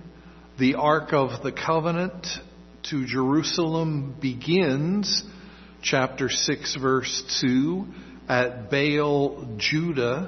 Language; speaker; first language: English; native; English